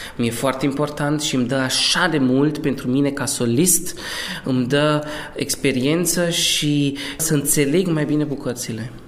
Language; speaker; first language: Romanian; early bilingual, heritage; Romanian